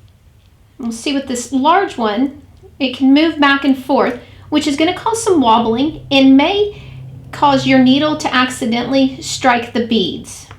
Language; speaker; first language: English; native; English